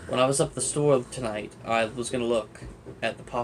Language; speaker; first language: English; native; English